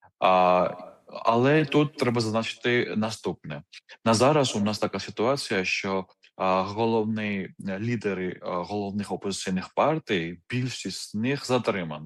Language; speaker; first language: Ukrainian; non-native, fluent; Georgian